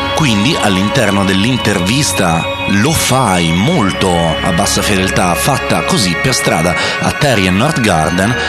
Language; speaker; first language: Italian; native; Italian